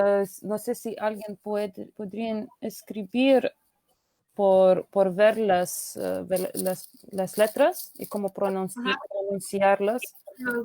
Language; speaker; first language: Spanish; non-native, fluent; Lithuanian